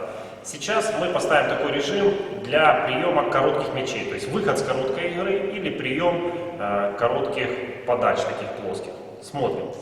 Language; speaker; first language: Russian; native; Russian